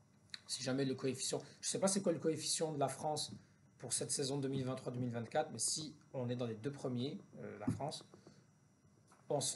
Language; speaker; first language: French; native; French